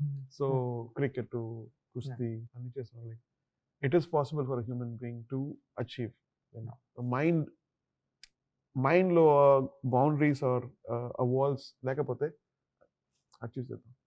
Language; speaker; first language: Telugu; non-native, learner; Tamil